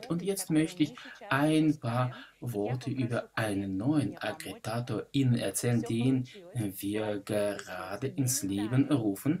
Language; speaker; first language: German; non-native, fluent; Russian